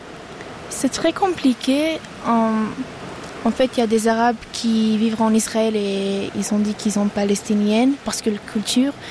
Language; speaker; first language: French; non-native, learner; Arabic